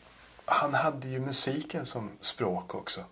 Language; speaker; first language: Swedish; native; Swedish